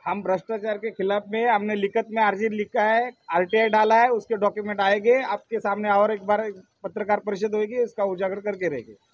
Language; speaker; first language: Hindi; non-native, local second language; Marathi